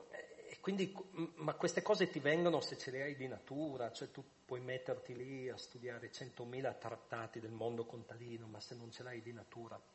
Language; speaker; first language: Italian; native; Italian